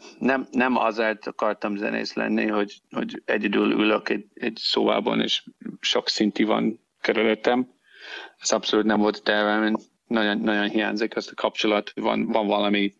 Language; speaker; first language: Hungarian; non-native, fluent; English